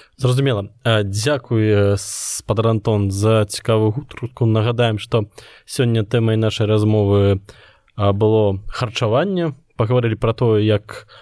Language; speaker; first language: Belarusian; non-native, local second language; Russian